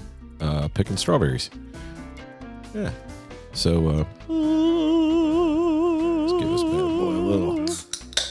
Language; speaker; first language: English; native; English